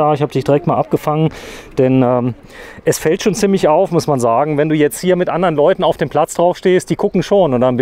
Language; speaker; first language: German; native; German